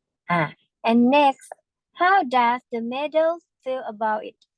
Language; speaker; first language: English; non-native, fluent; Thai